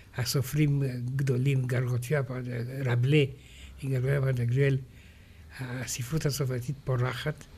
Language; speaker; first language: Hebrew; non-native, fluent; Romanian